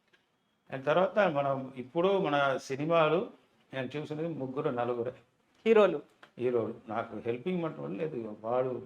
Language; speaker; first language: Telugu; non-native, local second language; Tamil